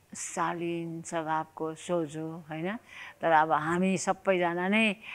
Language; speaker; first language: Nepali; native; Nepali